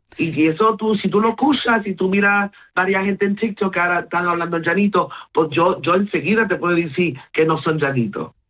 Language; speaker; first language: Spanish; non-native, local second language; Hindi